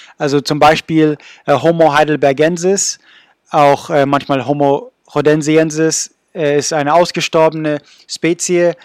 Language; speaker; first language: German; non-native, fluent; English